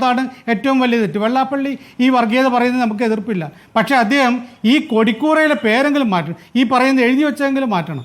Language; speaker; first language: Malayalam; native; Malayalam